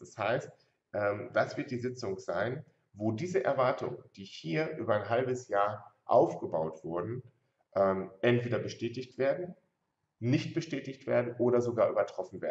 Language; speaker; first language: German; native; German